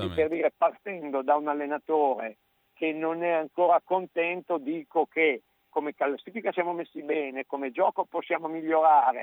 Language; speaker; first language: Italian; native; Italian